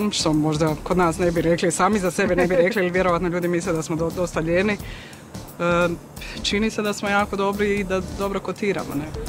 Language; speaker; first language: Serbian; native; Serbian